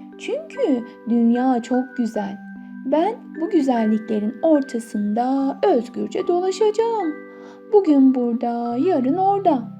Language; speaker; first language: Turkish; native; Turkish